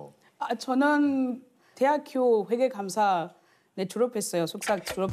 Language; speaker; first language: Korean; non-native, learner; French